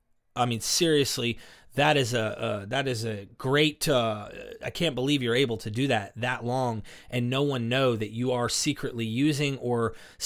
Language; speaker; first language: English; native; English